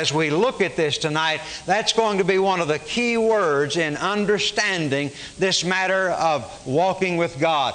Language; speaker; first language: English; native; English